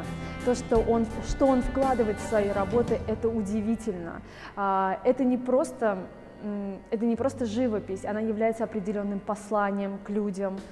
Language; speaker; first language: Russian; native; Russian